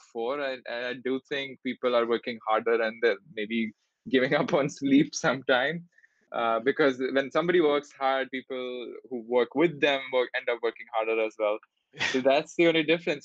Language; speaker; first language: English; non-native, local second language; Hindi